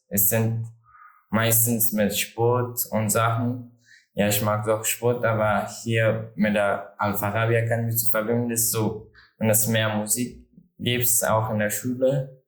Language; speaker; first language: German; non-native, learner; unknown